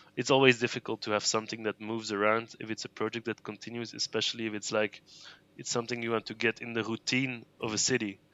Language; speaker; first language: English; non-native, fluent; Dutch